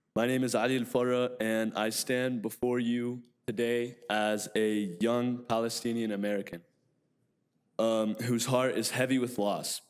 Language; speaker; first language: English; native; English